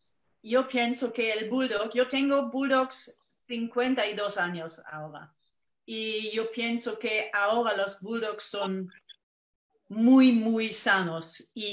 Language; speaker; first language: Spanish; non-native, fluent; German